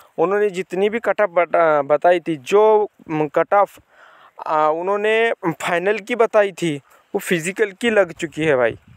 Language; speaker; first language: Hindi; non-native, local second language; Marathi